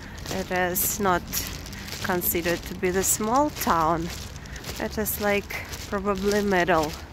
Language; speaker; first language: English; non-native, fluent; Russian